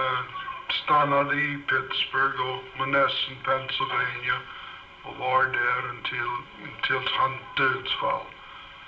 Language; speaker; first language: Swedish; early bilingual, heritage; Swedish